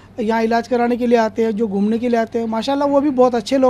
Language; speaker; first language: Hindi; native; Hindi